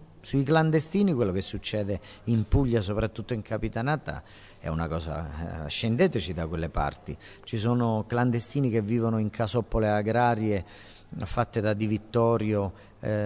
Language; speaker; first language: Italian; native; Italian